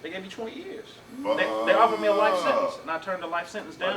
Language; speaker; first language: English; native; English